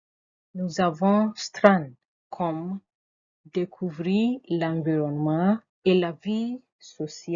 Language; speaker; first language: French; non-native, fluent; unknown